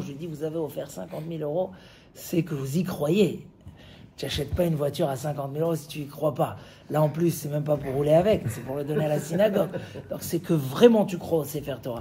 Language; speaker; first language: French; native; French